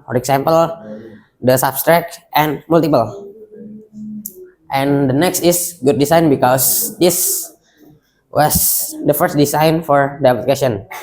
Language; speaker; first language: English; non-native, local second language; Indonesian